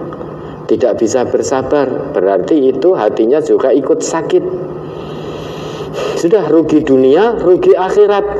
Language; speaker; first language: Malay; non-native, local second language; Javanese